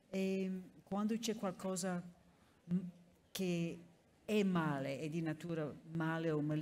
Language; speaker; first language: Italian; non-native, fluent; English